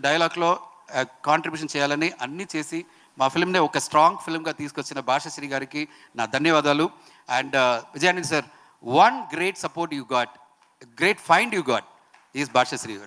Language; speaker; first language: Telugu; non-native, learner; Tamil